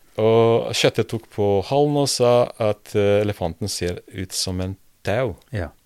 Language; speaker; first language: Norwegian; non-native, fluent; Serbian